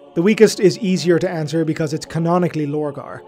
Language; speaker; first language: English; native; English